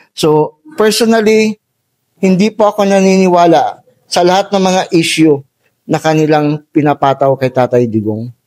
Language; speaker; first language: Filipino; native; Filipino